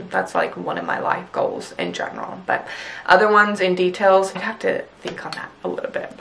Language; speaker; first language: English; early bilingual, other home language; Punjabi